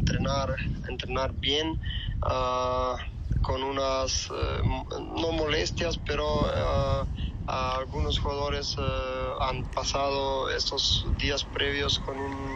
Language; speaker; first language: Spanish; non-native, fluent; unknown